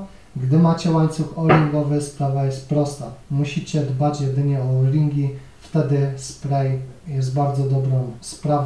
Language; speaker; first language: Polish; native; Polish